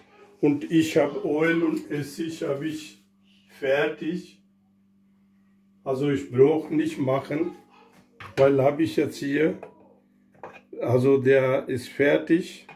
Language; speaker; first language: German; non-native, learner; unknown